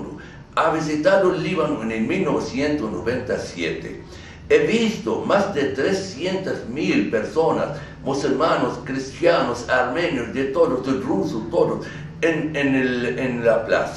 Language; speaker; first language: Spanish; non-native, fluent; Arabic